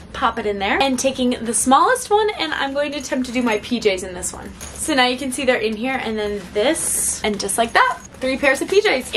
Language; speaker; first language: English; native; English